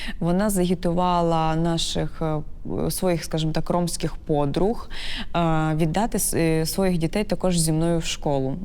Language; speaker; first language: Ukrainian; non-native, local second language; Romany